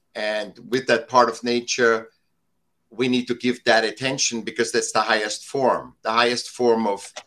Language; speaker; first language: English; non-native, fluent; German